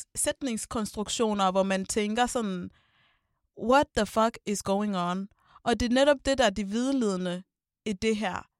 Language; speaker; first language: Danish; native; Danish